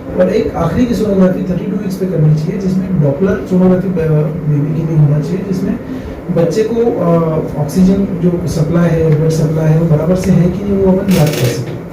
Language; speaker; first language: Hindi; non-native, local second language; Marathi